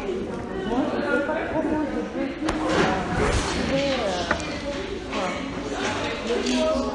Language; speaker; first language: French; non-native, learner; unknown